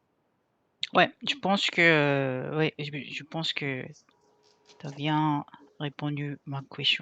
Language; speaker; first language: French; non-native, fluent; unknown